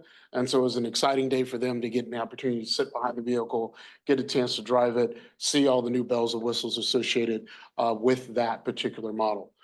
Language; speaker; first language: English; native; English